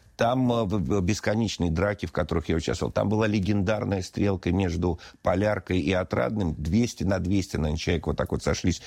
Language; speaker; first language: Russian; native; Russian